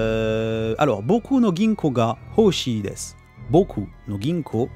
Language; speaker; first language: Japanese; non-native, learner; French